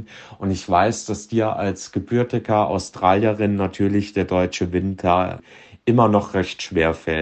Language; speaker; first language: German; native; German